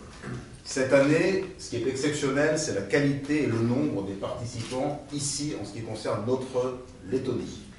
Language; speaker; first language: French; native; French